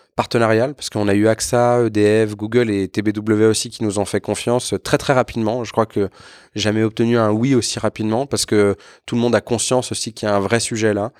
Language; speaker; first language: French; native; French